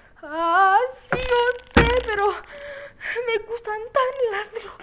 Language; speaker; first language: Spanish; non-native, learner; French